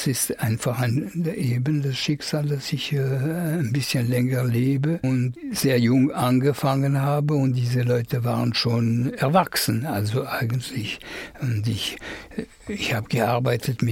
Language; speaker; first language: German; non-native, fluent; French